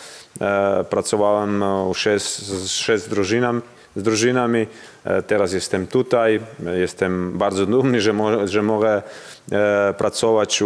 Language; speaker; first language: Polish; non-native, learner; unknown